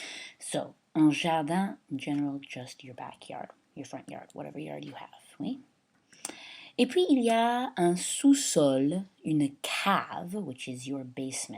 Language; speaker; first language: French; non-native, fluent; English